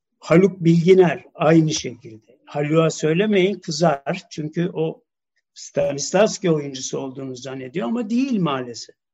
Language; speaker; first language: Turkish; early bilingual, heritage; Turkish